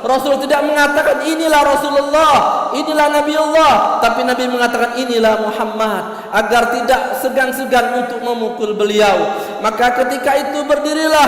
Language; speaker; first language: Indonesian; native; Indonesian